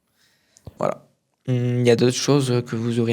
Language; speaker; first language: French; native; French